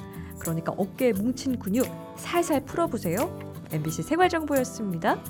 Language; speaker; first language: Korean; native; Korean